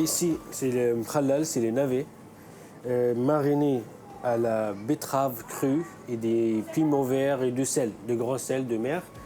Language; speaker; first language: French; non-native, fluent; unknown